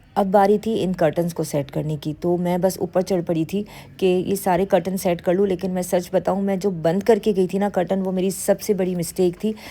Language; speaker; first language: Urdu; native; Urdu